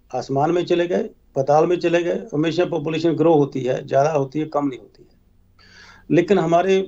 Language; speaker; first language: Hindi; native; Hindi